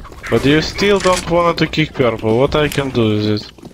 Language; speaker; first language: English; non-native, learner; Russian